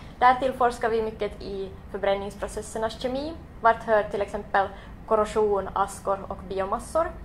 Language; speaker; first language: Swedish; native; Swedish